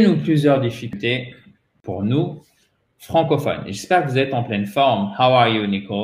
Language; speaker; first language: French; native; French